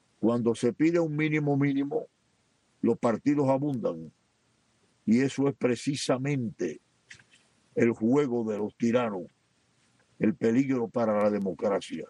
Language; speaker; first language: Spanish; native; Spanish